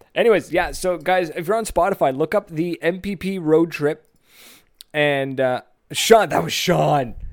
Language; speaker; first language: English; native; English